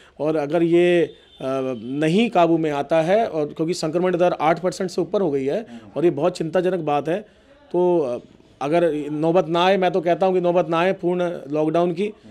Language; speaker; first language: Hindi; native; Hindi